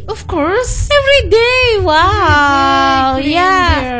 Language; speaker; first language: English; non-native, learner; Indonesian